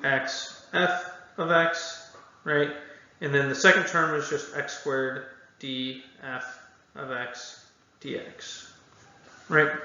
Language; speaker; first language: English; native; English